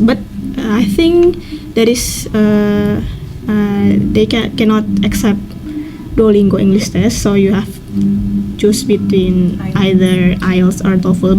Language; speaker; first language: English; non-native, learner; Indonesian